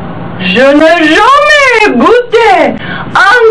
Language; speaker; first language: French; non-native, fluent; English